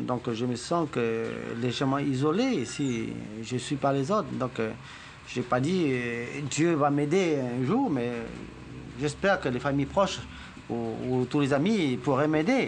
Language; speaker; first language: French; non-native, fluent; Hmong